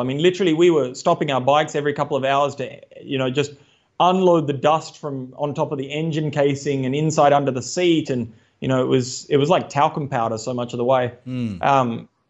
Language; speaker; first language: English; native; English